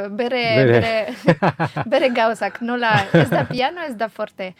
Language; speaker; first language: Basque; non-native, learner; Ukrainian